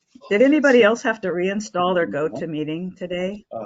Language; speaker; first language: English; native; English